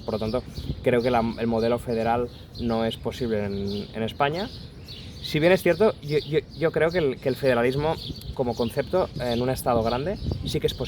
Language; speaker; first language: Spanish; non-native, local second language; Catalan